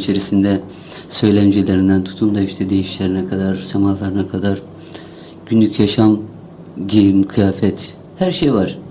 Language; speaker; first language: Turkish; native; Turkish